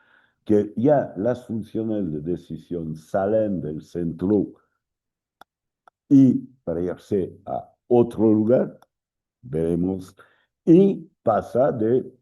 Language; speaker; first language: Spanish; non-native, fluent; French